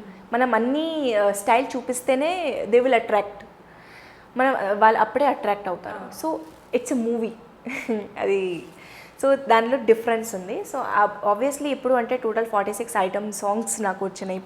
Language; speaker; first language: Telugu; non-native, fluent; Hindi